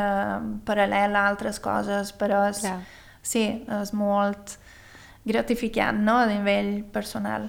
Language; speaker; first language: Catalan; early bilingual, other home language; Swedish